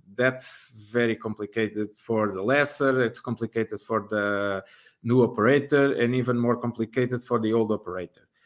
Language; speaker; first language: English; non-native, fluent; Portuguese